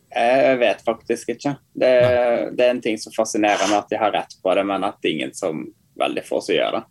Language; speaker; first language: Norwegian; native; Norwegian